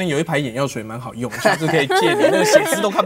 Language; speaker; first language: Chinese; native; Chinese